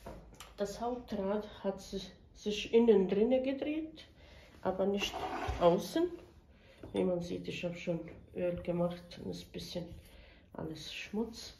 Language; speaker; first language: German; non-native, fluent; Bosnian